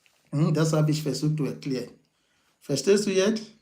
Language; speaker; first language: German; non-native, learner; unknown